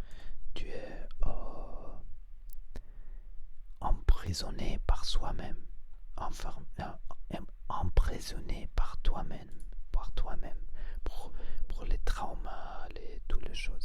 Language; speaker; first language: French; non-native, learner; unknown